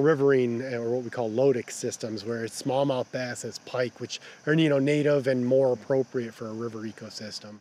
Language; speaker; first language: English; native; English